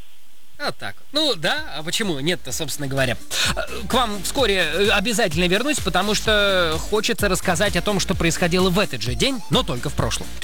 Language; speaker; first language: Russian; native; Russian